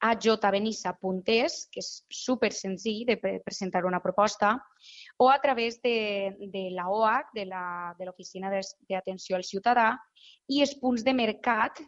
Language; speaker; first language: Catalan; native; Catalan